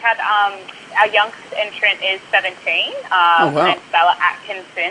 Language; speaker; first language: English; native; English